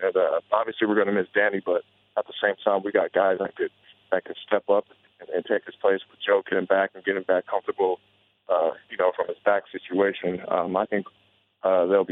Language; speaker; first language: English; native; English